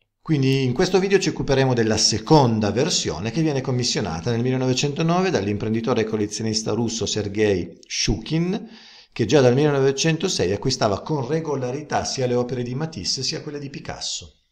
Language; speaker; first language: Italian; native; Italian